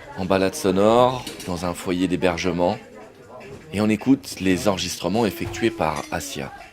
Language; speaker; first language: French; native; French